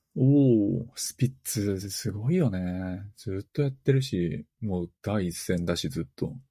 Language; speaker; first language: Japanese; native; Japanese